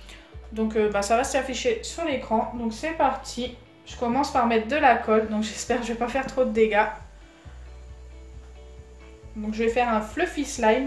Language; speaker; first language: French; native; French